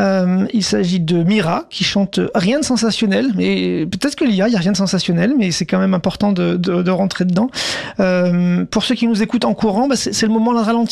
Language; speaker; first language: French; native; French